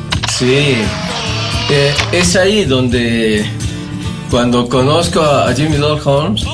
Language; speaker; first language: Spanish; native; Spanish